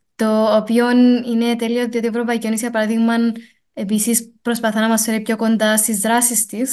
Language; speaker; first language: Greek; native; Greek